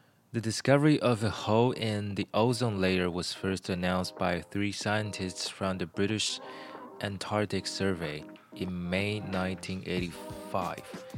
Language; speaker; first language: English; non-native, fluent; Chinese